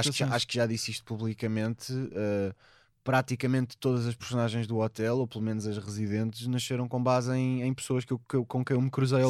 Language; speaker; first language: Portuguese; native; Portuguese